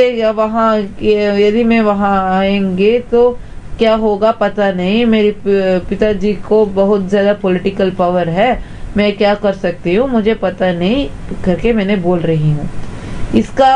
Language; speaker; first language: Hindi; non-native, local second language; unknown